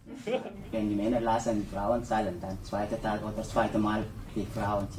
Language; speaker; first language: German; non-native, learner; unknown